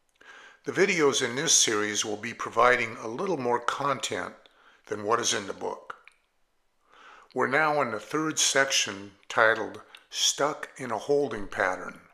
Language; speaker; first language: English; native; English